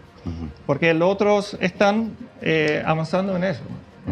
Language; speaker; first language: Spanish; non-native, fluent; Dutch